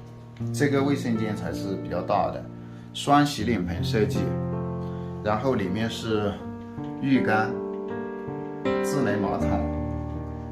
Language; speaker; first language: Chinese; native; Chinese